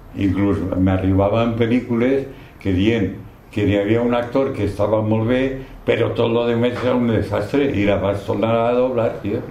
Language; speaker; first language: Catalan; non-native, local second language; Spanish